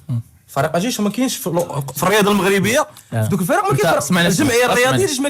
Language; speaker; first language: Arabic; native; Arabic